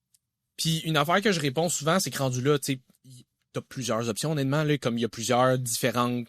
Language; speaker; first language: French; native; French